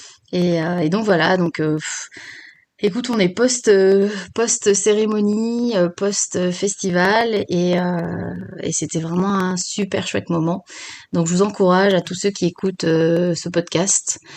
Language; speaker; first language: French; native; French